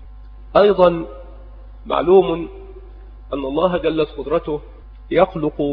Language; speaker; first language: Arabic; native; Arabic